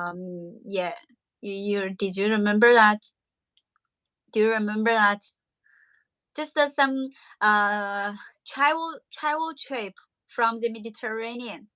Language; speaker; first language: English; non-native, learner; Chinese